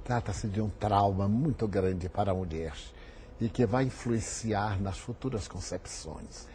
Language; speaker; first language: Portuguese; native; Portuguese